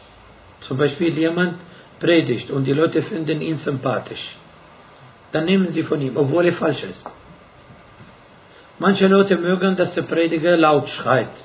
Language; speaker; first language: German; non-native, fluent; Arabic